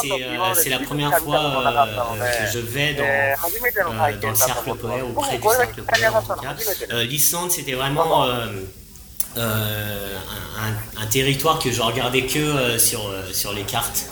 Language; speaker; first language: French; non-native, fluent; Japanese